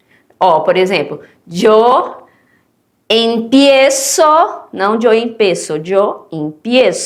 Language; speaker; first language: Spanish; non-native, fluent; Portuguese